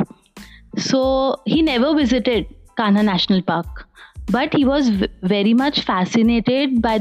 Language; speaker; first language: English; non-native, local second language; Hindi